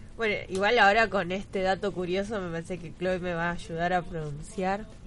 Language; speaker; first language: Spanish; native; Spanish